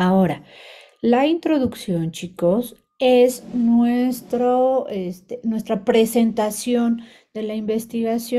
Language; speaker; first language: Spanish; native; Spanish